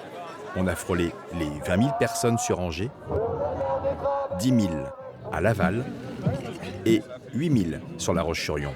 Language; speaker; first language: French; native; French